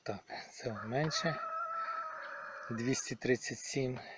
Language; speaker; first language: Ukrainian; native; Ukrainian